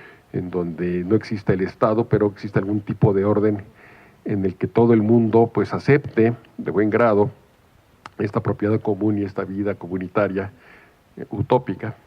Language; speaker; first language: Spanish; native; Spanish